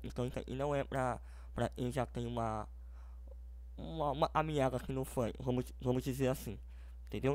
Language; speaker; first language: Portuguese; native; Portuguese